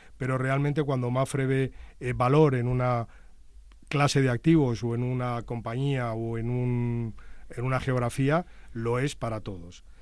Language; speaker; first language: Spanish; native; Spanish